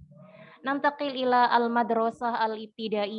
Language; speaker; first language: Arabic; non-native, fluent; Indonesian